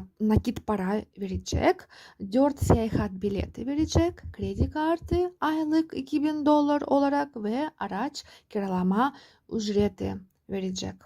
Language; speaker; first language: Turkish; non-native, fluent; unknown